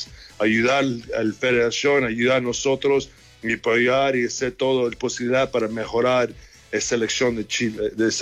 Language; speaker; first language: Spanish; early bilingual, heritage; English